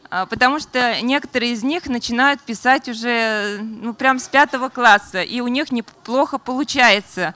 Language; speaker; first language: Russian; non-native, local second language; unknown